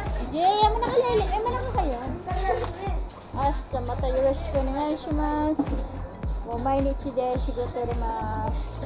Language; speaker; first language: Japanese; non-native, learner; Filipino